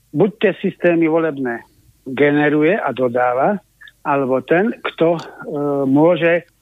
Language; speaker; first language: Slovak; native; Slovak